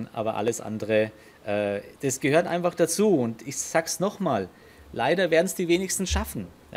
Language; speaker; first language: German; native; German